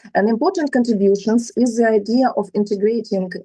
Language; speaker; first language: English; non-native, fluent; Ukrainian